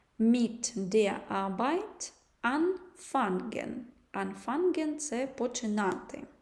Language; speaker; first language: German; non-native, fluent; Ukrainian